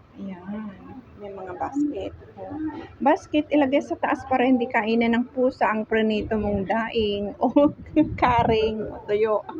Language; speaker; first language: Filipino; non-native, local second language; Iloko